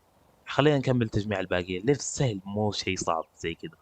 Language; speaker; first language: Arabic; native; Arabic